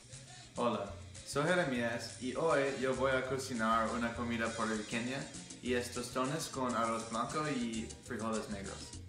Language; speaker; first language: Spanish; non-native, learner; English